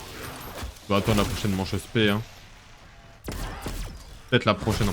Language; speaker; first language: French; native; French